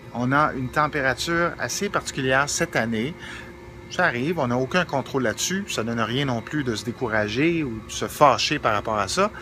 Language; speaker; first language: French; native; French